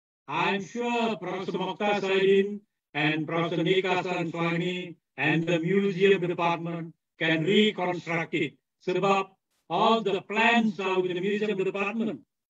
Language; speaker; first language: English; non-native, local second language; Tamil